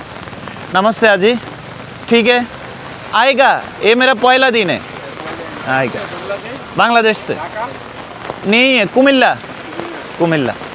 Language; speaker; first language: Hindi; non-native, learner; Bangla